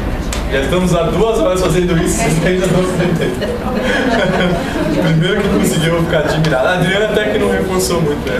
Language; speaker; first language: Portuguese; native; Portuguese